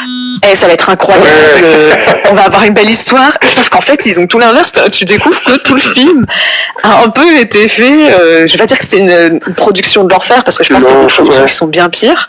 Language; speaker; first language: French; native; French